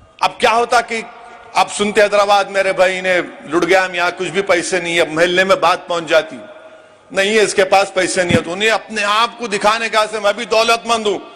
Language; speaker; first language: Urdu; native; Urdu